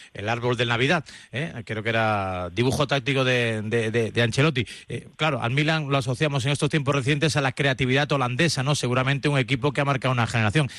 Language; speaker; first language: Spanish; native; Spanish